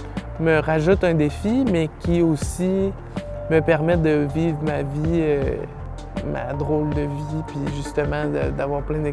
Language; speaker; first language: French; native; French